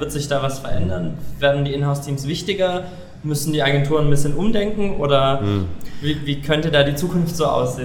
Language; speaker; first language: German; native; German